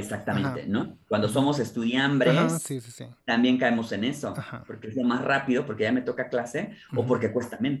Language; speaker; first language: Spanish; native; Spanish